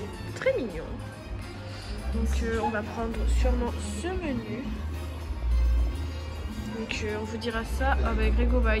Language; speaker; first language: French; native; French